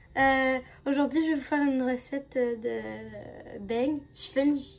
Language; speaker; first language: French; non-native, local second language; Arabic